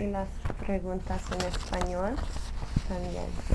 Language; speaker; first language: Spanish; early bilingual, heritage; Spanish